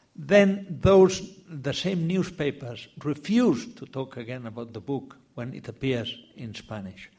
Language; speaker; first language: English; non-native, fluent; Spanish